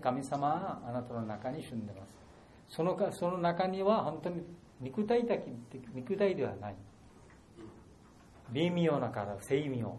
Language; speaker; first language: Japanese; non-native, learner; Bangla